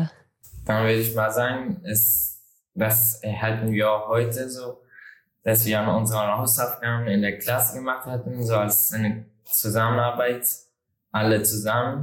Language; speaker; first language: German; non-native, learner; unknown